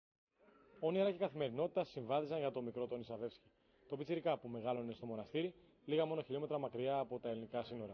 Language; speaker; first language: Greek; native; Greek